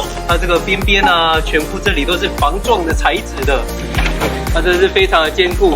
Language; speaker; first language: Chinese; native; Chinese